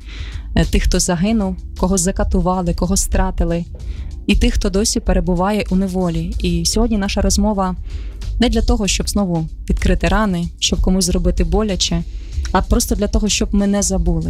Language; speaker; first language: Ukrainian; native; Ukrainian